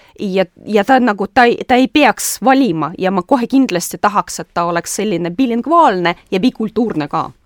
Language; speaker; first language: Estonian; non-native, local second language; Russian